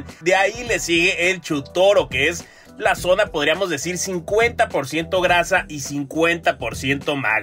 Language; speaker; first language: Spanish; native; Spanish